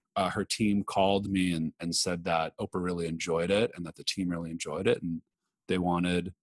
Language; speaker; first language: English; native; English